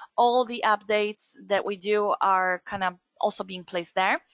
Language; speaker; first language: English; non-native, fluent; Polish